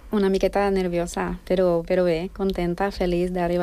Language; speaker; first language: Catalan; non-native, fluent; Spanish